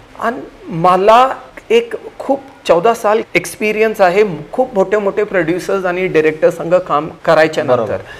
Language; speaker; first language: Marathi; non-native, local second language; Punjabi